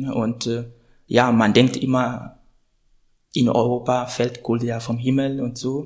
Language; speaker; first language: German; non-native, fluent; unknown